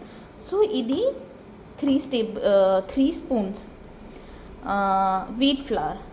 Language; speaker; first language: Telugu; non-native, learner; Marathi